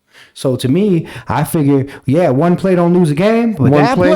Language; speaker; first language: English; native; English